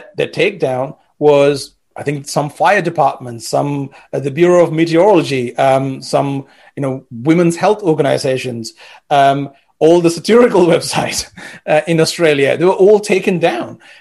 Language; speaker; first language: English; non-native, local second language; Sinhala